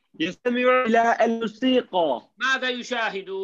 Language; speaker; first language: Arabic; non-native, fluent; Turkish